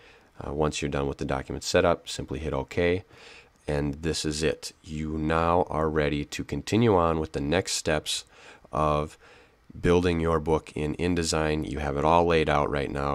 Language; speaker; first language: English; native; English